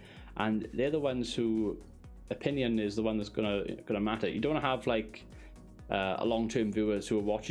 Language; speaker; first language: English; native; English